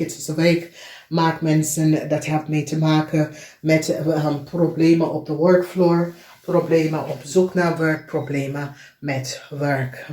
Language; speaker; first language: Dutch; non-native, fluent; English